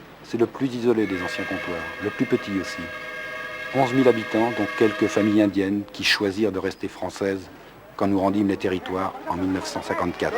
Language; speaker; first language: French; native; French